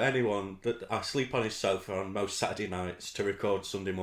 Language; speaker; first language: English; native; English